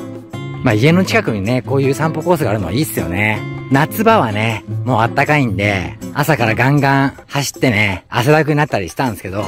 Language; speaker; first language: Japanese; native; Japanese